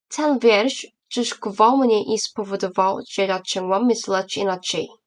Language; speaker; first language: Polish; non-native, learner; Korean